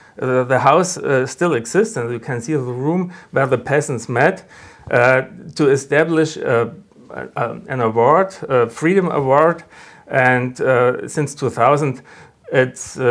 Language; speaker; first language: English; non-native, fluent; German